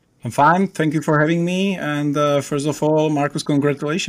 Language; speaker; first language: English; non-native, fluent; Czech